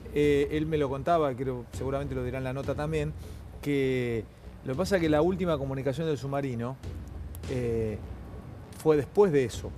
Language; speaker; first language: Spanish; native; Spanish